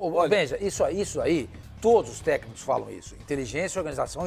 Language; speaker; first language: Portuguese; native; Portuguese